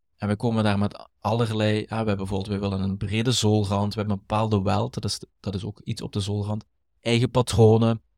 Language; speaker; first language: Dutch; native; Dutch